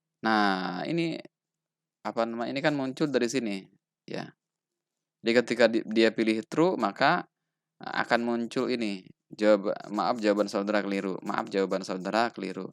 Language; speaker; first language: Indonesian; native; Indonesian